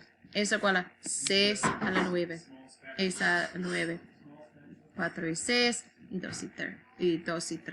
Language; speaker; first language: Spanish; non-native, learner; English